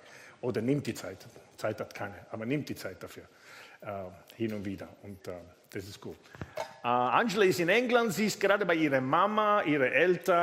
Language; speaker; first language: German; non-native, fluent; Italian